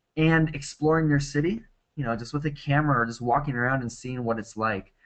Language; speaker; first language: English; native; English